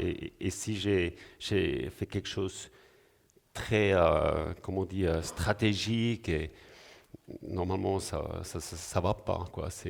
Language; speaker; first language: French; non-native, local second language; German